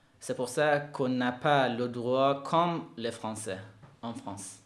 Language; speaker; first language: French; non-native, learner; Persian